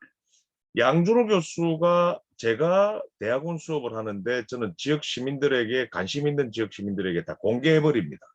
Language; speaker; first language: Korean; native; Korean